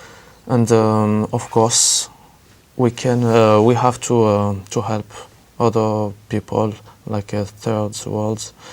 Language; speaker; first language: English; non-native, learner; French